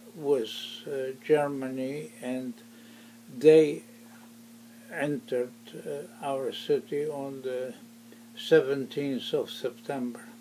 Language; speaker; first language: English; non-native, fluent; Ukrainian